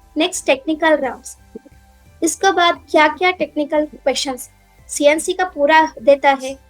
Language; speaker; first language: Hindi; non-native, local second language; Telugu